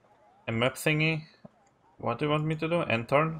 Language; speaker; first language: English; non-native, fluent; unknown